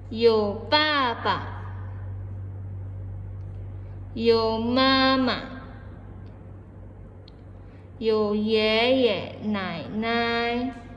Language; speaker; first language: Chinese; non-native, fluent; Indonesian